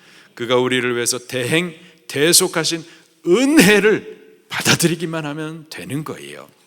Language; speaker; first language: Korean; native; Korean